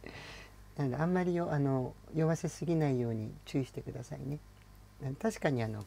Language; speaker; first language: Japanese; native; Japanese